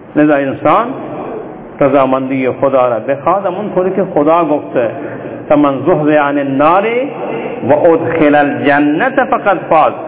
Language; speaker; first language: Persian; non-native, local second language; Baluchi